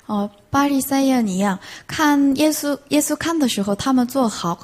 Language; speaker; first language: Chinese; non-native, fluent; Korean